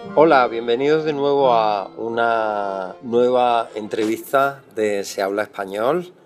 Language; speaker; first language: Spanish; native; Spanish